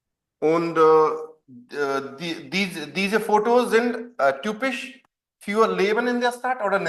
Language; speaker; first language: German; non-native, fluent; Hindi